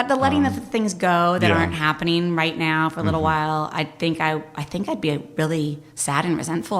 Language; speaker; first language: English; native; English